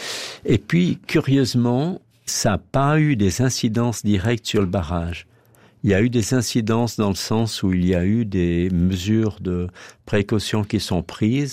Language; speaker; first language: French; native; French